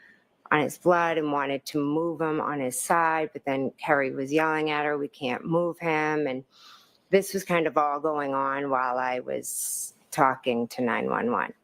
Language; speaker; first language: English; native; English